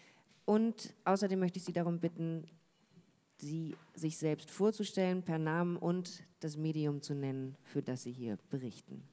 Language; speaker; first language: German; native; German